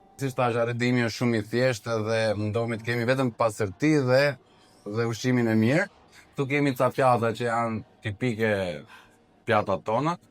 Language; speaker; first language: Albanian; native; Albanian